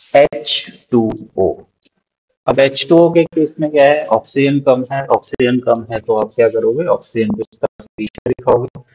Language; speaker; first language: Hindi; native; Hindi